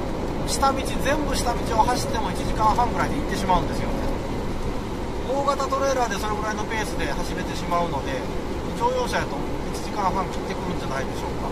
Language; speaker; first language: Japanese; native; Japanese